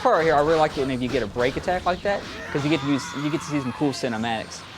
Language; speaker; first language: English; native; English